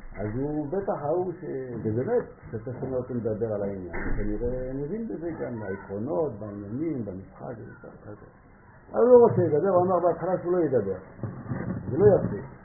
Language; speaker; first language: Hebrew; non-native, fluent; French